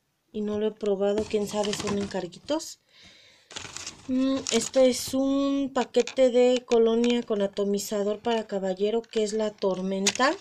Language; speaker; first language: Spanish; native; Spanish